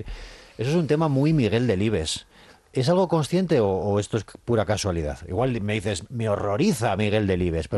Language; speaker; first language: Spanish; native; Spanish